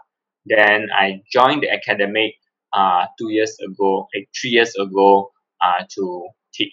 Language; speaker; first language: English; non-native, local second language; Cantonese